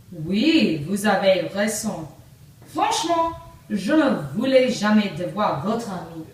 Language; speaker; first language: French; non-native, learner; English